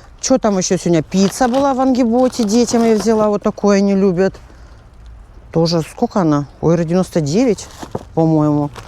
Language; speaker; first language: Russian; native; Russian